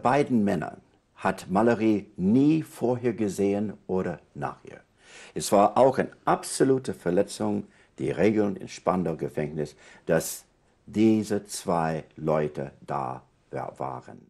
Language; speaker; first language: German; non-native, fluent; English